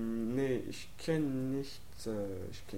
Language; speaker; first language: German; non-native, learner; French